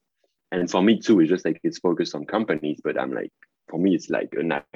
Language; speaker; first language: English; non-native, fluent; French